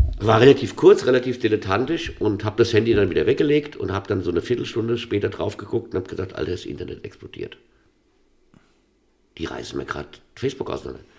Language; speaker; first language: German; native; German